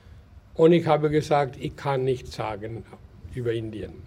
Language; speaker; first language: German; non-native, learner; Hindi